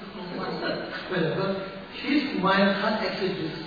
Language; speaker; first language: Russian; non-native, learner; Tibetan